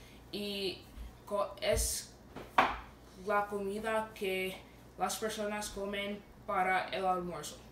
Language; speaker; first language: Spanish; non-native, learner; English